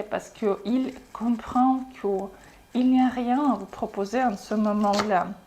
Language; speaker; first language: French; non-native, fluent; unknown